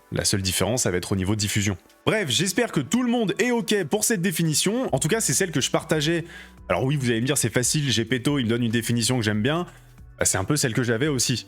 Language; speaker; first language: French; native; French